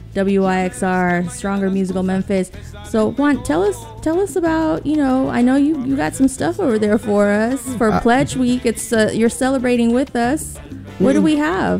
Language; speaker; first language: English; early bilingual, other home language; Spanish